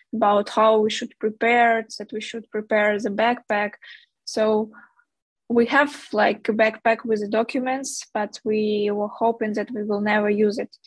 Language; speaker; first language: English; non-native, fluent; Ukrainian